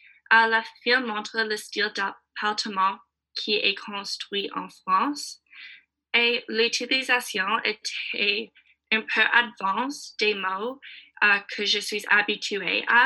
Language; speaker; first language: French; non-native, learner; English